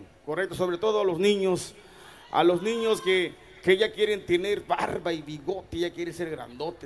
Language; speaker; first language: Spanish; native; Spanish